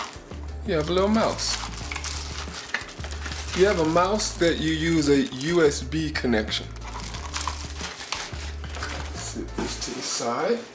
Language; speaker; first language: English; native; English